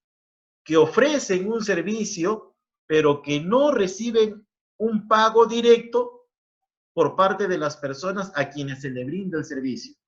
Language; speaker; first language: Spanish; native; Spanish